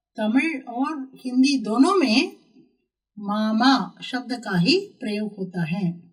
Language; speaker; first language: Hindi; non-native, local second language; Tamil